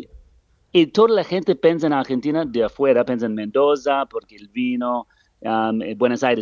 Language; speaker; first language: Spanish; non-native, learner; English